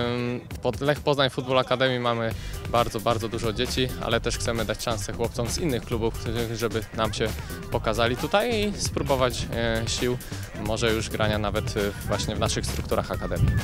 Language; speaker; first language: Polish; native; Polish